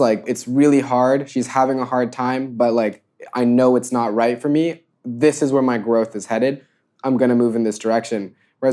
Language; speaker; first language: English; native; English